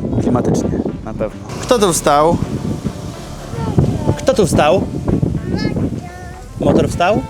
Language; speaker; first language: Polish; native; Polish